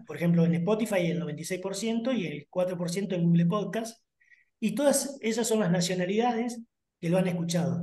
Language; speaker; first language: Spanish; native; Spanish